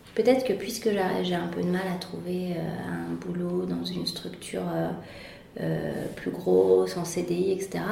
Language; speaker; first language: French; native; French